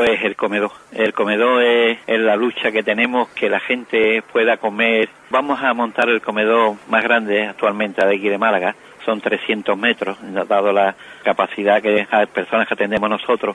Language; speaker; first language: Spanish; native; Spanish